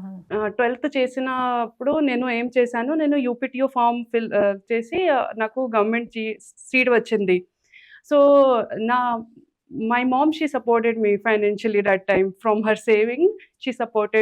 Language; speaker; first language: Telugu; non-native, learner; Hindi